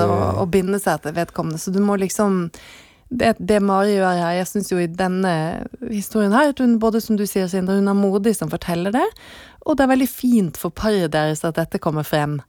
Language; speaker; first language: Norwegian; native; Norwegian